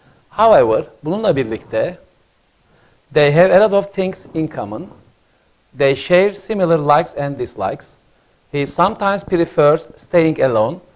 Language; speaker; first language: English; non-native, fluent; Turkish